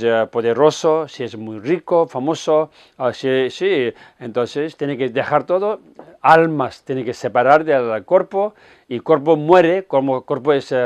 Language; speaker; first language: Spanish; non-native, fluent; Tibetan